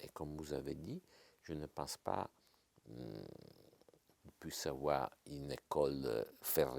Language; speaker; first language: French; non-native, fluent; Italian